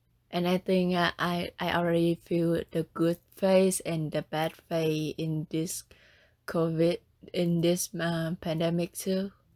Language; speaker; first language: English; non-native, learner; Vietnamese